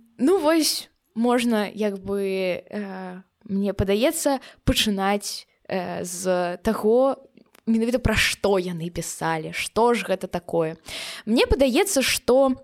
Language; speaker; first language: Belarusian; non-native, local second language; Russian